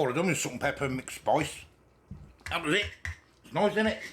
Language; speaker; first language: English; native; English